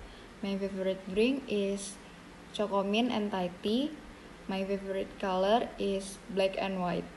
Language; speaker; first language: English; non-native, learner; Indonesian